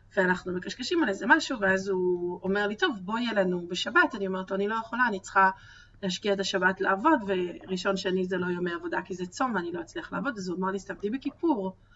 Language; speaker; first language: Hebrew; native; Hebrew